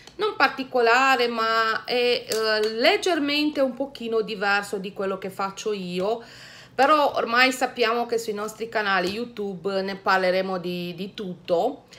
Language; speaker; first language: Italian; non-native, fluent; Romanian